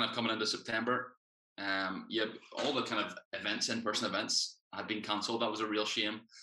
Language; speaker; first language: English; native; English